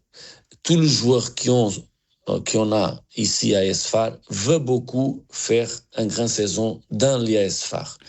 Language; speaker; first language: French; non-native, learner; Portuguese